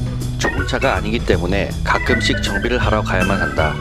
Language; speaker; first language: Korean; native; Korean